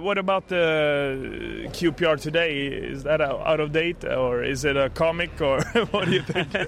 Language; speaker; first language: English; non-native, fluent; Swedish